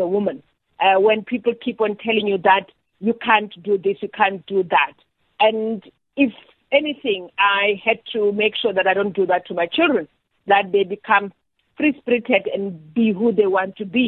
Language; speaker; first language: English; non-native, local second language; Southern Sotho